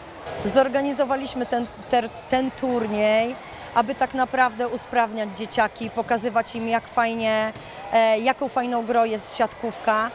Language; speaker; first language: Polish; native; Polish